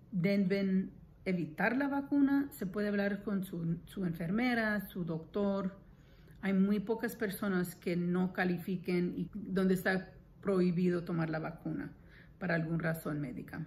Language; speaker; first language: Spanish; non-native, fluent; English